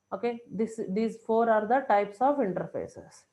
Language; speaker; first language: English; non-native, local second language; Telugu